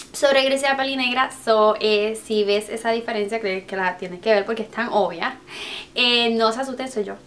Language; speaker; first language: Spanish; early bilingual, heritage; Spanish